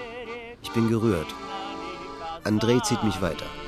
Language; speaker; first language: German; native; German